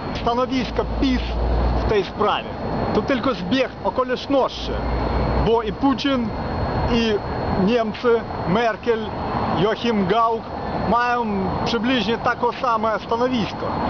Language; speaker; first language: Polish; non-native, fluent; Ukrainian